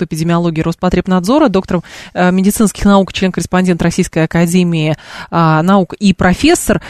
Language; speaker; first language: Russian; native; Russian